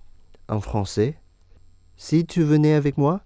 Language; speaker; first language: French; non-native, fluent; Indonesian